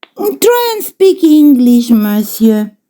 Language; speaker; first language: English; non-native, fluent; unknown